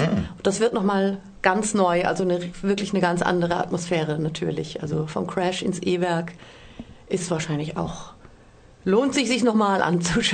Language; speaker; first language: German; native; German